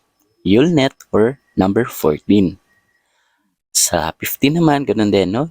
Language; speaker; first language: Filipino; native; Filipino